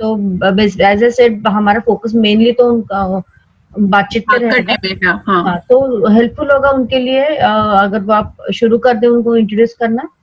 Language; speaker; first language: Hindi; non-native, fluent; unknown